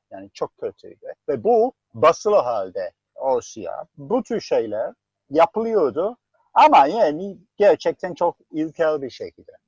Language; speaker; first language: Turkish; non-native, fluent; English